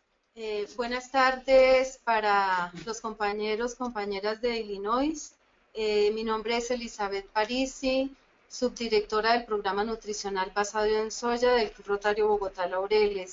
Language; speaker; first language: Spanish; native; Spanish